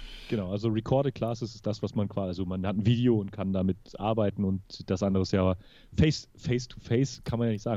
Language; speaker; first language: German; native; German